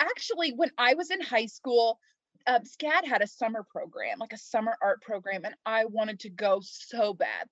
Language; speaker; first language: English; native; English